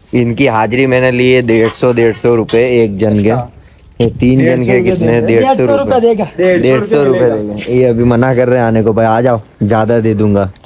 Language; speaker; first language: Hindi; non-native, local second language; Gujarati